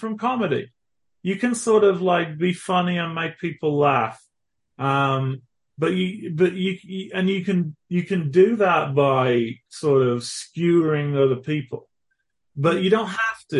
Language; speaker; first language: English; native; English